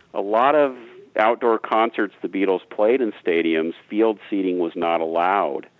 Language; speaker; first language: English; native; English